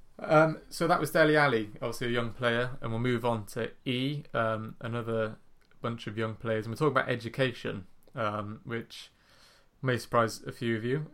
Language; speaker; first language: English; native; English